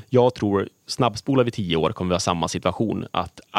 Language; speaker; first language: Swedish; native; Swedish